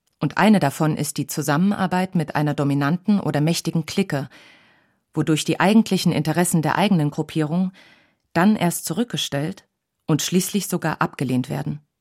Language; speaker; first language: German; native; German